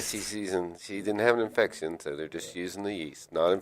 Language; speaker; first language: English; native; English